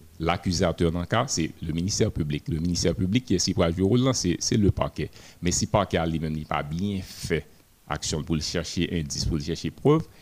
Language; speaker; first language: French; non-native, local second language; Haitian Creole